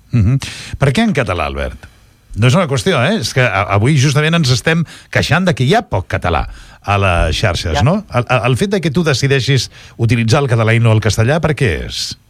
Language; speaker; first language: Catalan; native; Catalan